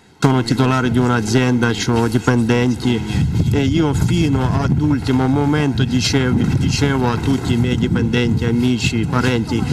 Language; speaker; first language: Italian; non-native, learner; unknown